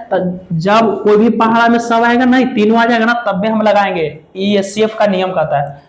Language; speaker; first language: Hindi; native; Hindi